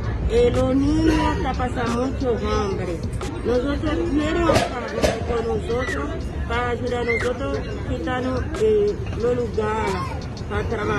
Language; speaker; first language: Spanish; non-native, learner; Haitian Creole